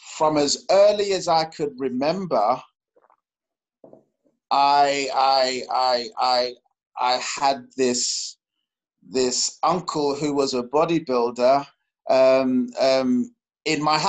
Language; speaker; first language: English; native; English